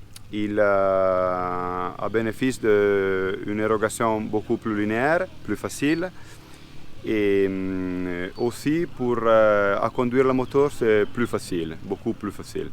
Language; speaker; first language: French; non-native, learner; Italian